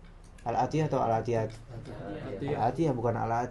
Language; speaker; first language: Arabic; non-native, fluent; Indonesian